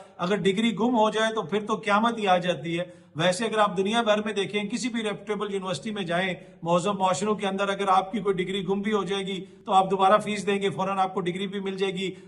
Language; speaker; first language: Urdu; native; Urdu